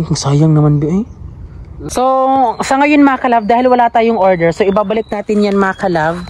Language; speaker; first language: Filipino; non-native, local second language; Cebuano